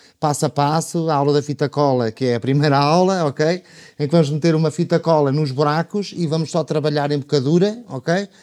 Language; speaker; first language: Portuguese; native; Portuguese